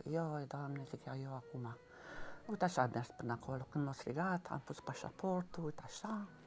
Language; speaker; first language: Romanian; non-native, local second language; Hungarian